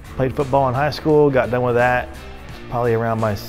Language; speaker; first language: English; native; English